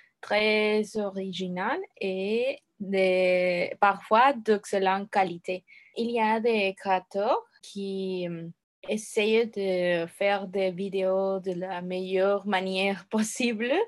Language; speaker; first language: French; non-native, learner; Spanish